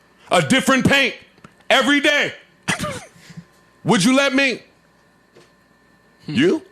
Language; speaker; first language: English; native; English